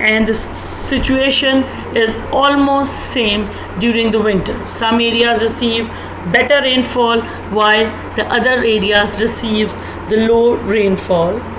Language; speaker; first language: English; non-native, local second language; Urdu